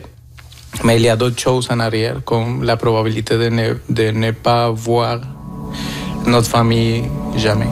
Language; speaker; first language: French; non-native, fluent; Spanish